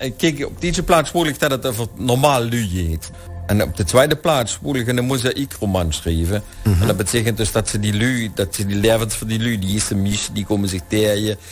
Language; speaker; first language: Dutch; non-native, local second language; Limburgish